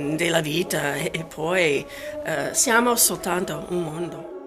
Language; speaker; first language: Italian; non-native, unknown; English